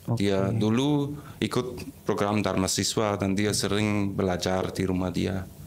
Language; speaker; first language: Indonesian; non-native, fluent; German